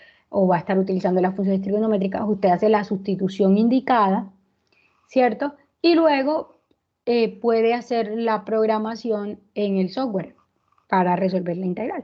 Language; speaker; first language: Spanish; native; Spanish